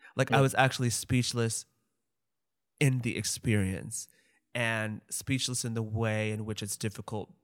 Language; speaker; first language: English; native; English